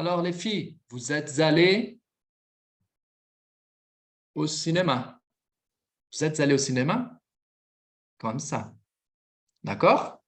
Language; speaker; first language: French; non-native, fluent; Portuguese